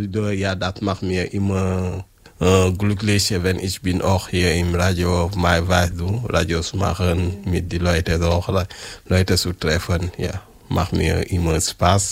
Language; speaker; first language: German; non-native, learner; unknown